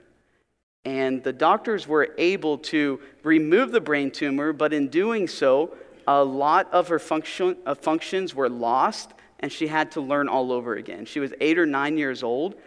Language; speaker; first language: English; native; English